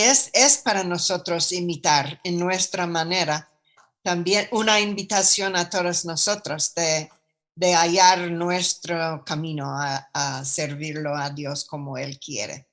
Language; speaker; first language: Spanish; non-native, fluent; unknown